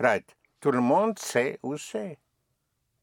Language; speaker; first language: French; non-native, fluent; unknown